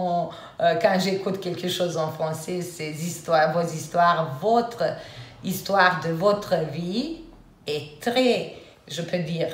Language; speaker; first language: French; non-native, fluent; Serbian